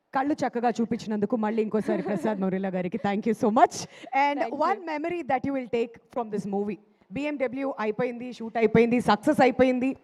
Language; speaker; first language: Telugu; native; Telugu